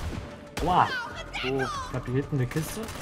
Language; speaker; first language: German; native; German